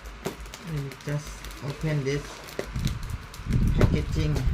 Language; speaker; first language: English; non-native, learner; Thai